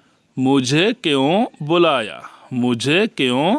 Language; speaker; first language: Hindi; non-native, learner; Bangla